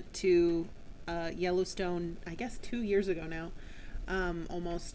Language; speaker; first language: English; native; English